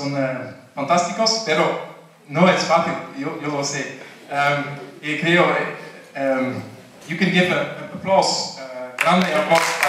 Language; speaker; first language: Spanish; non-native, learner; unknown